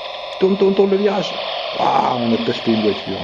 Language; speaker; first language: French; native; French